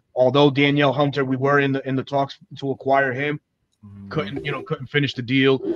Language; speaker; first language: English; native; English